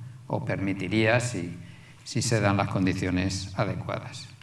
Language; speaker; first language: Spanish; native; Spanish